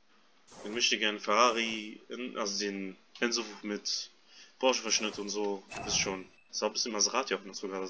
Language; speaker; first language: German; native; German